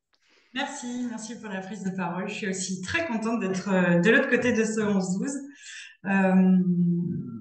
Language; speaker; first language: French; native; French